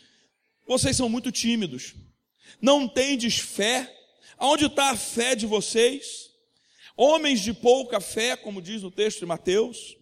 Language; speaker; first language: Portuguese; native; Portuguese